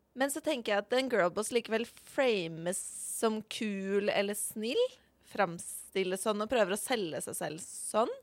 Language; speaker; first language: Norwegian; native; Norwegian